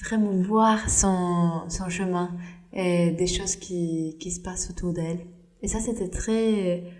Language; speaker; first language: French; non-native, fluent; Norwegian